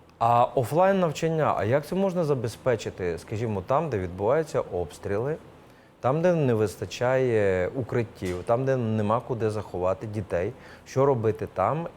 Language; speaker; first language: Ukrainian; native; Ukrainian